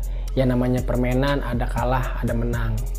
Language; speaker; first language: Indonesian; native; Indonesian